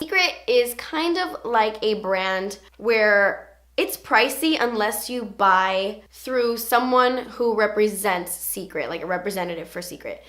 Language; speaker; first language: English; native; English